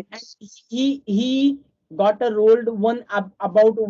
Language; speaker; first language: English; non-native, fluent; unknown